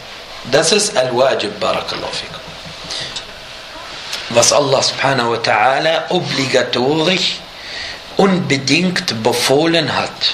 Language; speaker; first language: German; non-native, fluent; Arabic